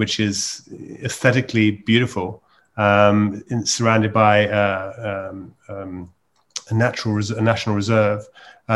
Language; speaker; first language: English; native; English